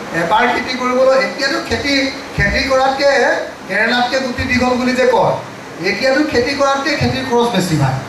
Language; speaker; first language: Assamese; native; Assamese